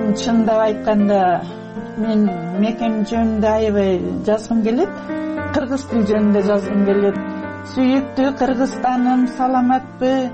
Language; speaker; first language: Kyrgyz; non-native, local second language; Russian